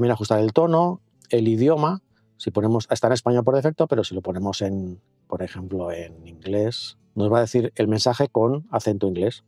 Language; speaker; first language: Spanish; native; Spanish